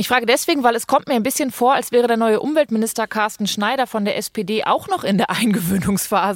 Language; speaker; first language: German; native; German